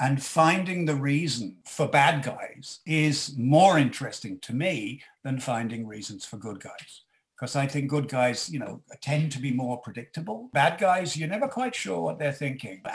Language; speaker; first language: English; native; English